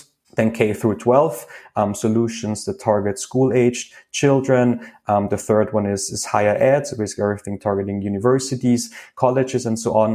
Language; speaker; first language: English; non-native, fluent; German